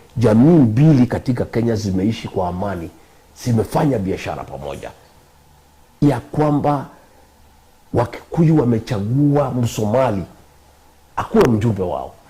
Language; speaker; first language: Swahili; non-native, local second language; Kikuyu